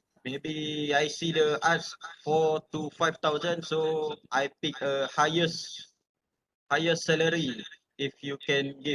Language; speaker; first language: English; non-native, learner; Malay